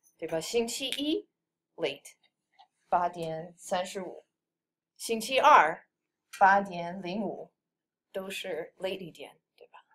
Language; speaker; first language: Chinese; non-native, fluent; English